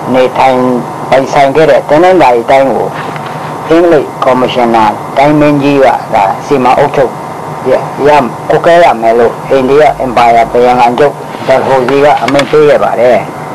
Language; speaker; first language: Burmese; non-native, local second language; Mon